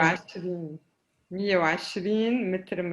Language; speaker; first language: Arabic; native; Arabic